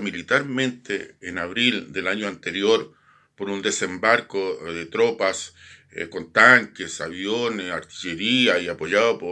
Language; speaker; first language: Spanish; native; Spanish